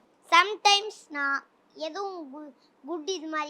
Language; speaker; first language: Tamil; non-native, local second language; Tulu